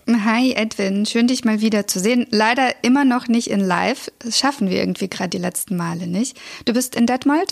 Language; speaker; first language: German; early bilingual, other home language; Russian